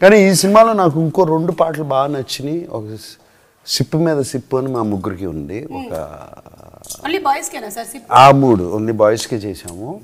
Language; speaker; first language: Telugu; native; Telugu